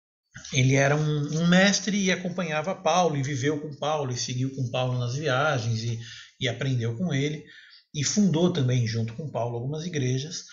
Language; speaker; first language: Portuguese; native; Portuguese